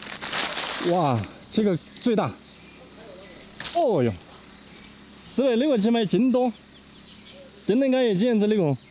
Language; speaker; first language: Chinese; native; Chinese